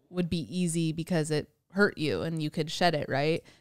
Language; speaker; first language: English; native; English